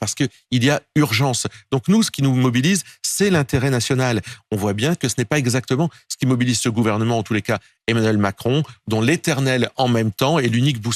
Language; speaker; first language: French; native; French